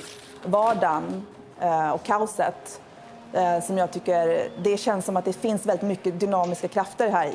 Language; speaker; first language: Swedish; native; Swedish